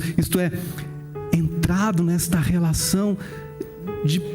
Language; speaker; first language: Portuguese; native; Portuguese